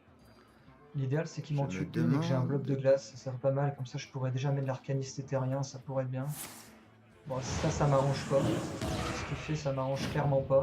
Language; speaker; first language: French; native; French